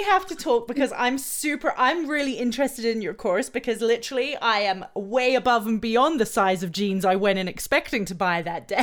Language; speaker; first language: English; native; English